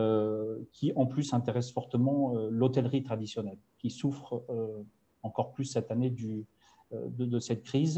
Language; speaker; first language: French; native; French